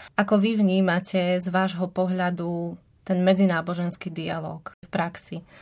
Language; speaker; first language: Slovak; native; Slovak